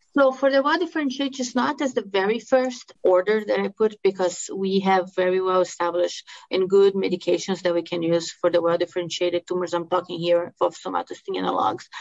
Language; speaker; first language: English; non-native, fluent; Portuguese